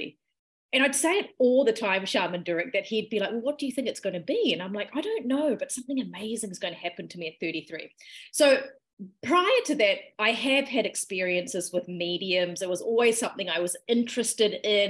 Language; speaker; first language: English; native; English